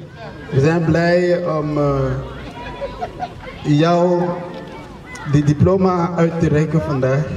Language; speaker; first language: Dutch; non-native, fluent; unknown